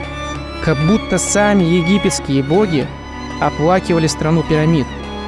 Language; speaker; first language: Russian; native; Russian